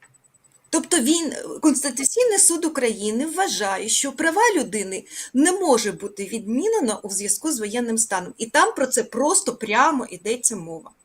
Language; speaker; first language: Ukrainian; native; Ukrainian